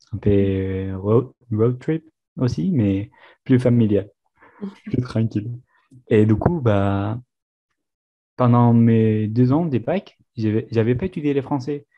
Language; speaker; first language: French; non-native, fluent; Spanish